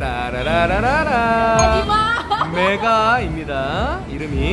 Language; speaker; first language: Korean; native; Korean